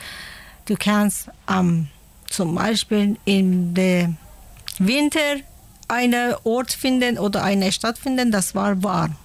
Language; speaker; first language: German; non-native, learner; Persian